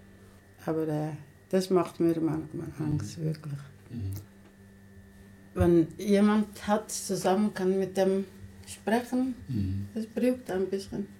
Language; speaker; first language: German; non-native, learner; Somali